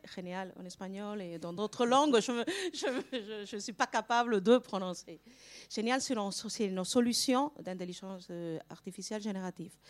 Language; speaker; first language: French; non-native, fluent; Spanish